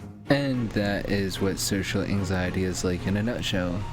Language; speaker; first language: English; native; English